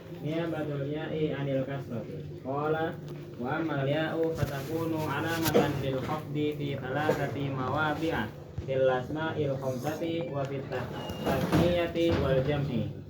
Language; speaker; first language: Arabic; non-native, learner; Indonesian